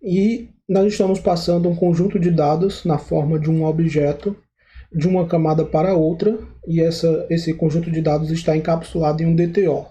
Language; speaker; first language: Portuguese; native; Portuguese